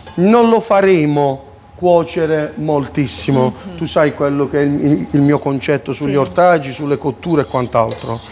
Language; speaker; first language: Italian; native; Italian